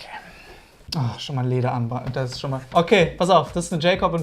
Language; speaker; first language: German; native; German